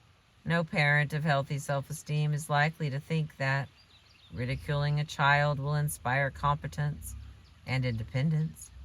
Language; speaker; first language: English; native; English